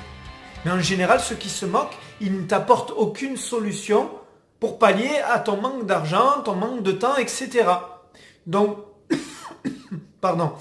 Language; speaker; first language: French; native; French